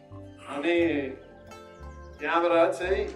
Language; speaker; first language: Nepali; non-native, learner; English